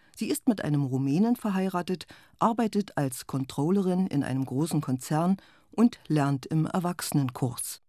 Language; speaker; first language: German; native; German